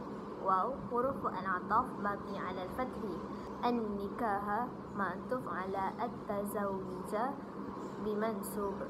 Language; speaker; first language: Arabic; non-native, learner; Malay